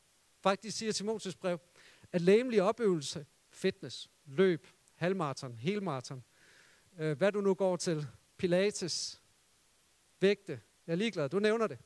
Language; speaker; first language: Danish; native; Danish